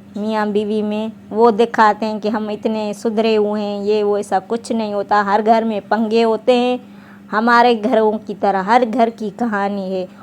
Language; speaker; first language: Urdu; non-native, local second language; Sindhi